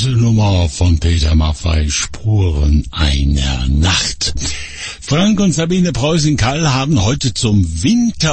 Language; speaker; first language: German; native; German